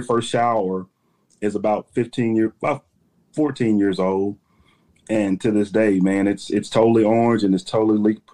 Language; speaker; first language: English; native; English